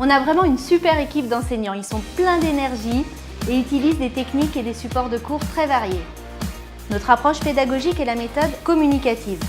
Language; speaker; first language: French; native; French